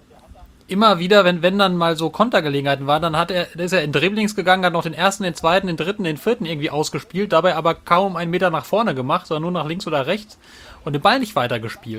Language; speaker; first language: German; native; German